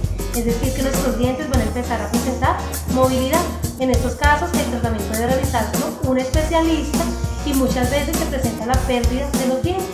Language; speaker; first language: Spanish; native; Spanish